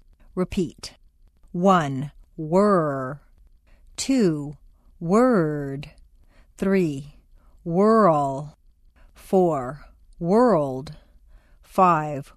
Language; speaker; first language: English; native; English